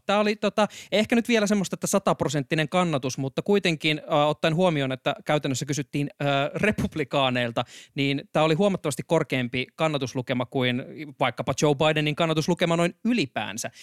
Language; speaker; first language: Finnish; native; Finnish